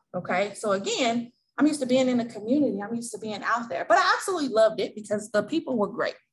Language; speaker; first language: English; native; English